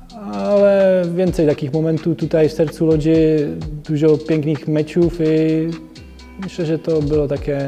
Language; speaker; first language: Polish; non-native, fluent; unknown